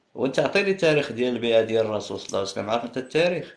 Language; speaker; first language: Arabic; native; Arabic